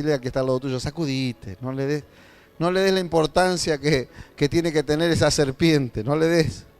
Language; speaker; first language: Spanish; native; Spanish